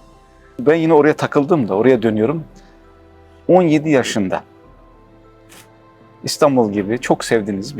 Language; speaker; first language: Turkish; native; Turkish